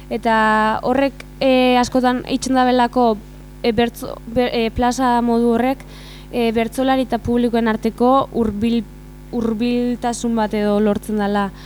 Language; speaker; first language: Basque; native; Basque